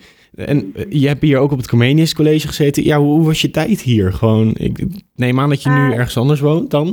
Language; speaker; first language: Dutch; native; Dutch